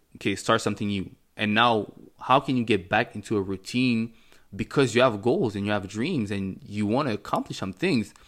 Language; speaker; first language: English; non-native, fluent; French